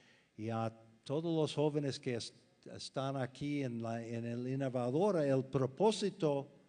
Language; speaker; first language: Spanish; non-native, fluent; English